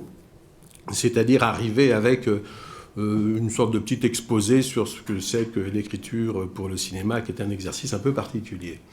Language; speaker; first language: French; native; French